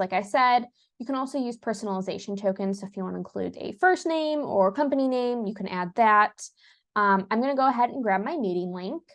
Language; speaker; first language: English; native; English